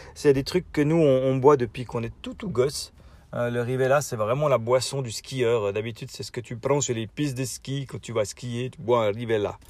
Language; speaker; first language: French; native; French